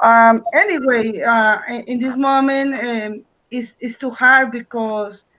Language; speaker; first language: English; non-native, learner; Spanish